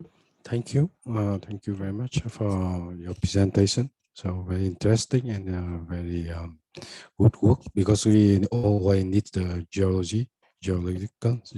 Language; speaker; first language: English; non-native, fluent; Vietnamese